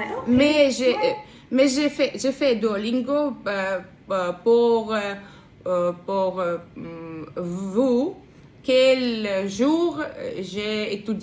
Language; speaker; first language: French; non-native, learner; Russian